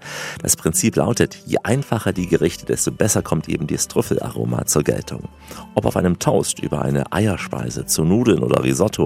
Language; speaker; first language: German; native; German